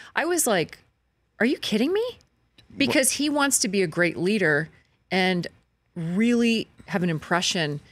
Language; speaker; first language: English; native; English